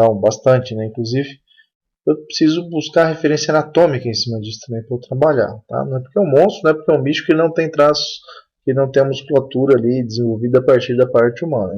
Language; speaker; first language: Portuguese; native; Portuguese